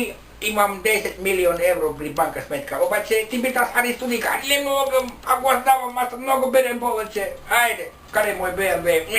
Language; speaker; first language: Bulgarian; non-native, learner; Finnish